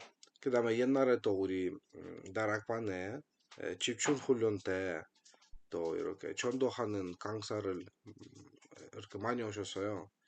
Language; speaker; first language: Korean; non-native, fluent; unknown